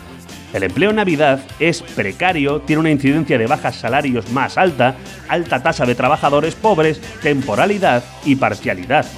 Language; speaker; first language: Spanish; native; Spanish